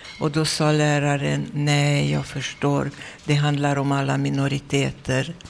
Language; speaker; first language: Swedish; non-native, fluent; Hungarian